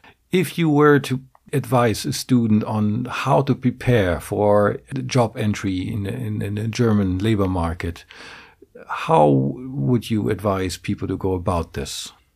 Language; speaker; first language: English; non-native, fluent; German